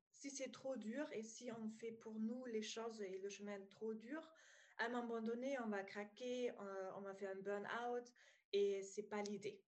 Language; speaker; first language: French; non-native, fluent; German